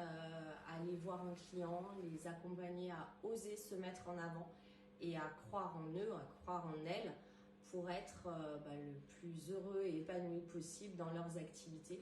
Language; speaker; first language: French; native; French